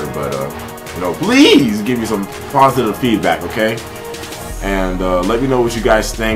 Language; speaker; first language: English; native; English